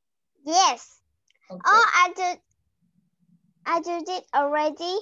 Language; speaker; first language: English; non-native, learner; Vietnamese